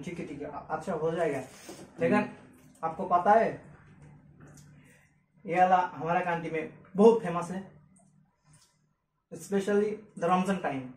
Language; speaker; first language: Hindi; non-native, learner; Bangla